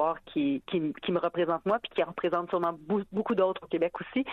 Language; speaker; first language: French; native; French